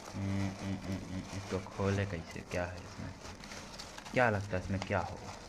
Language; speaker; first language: Hindi; native; Hindi